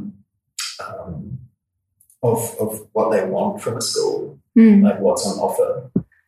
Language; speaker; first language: English; native; English